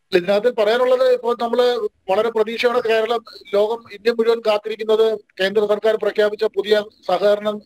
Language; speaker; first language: Malayalam; native; Malayalam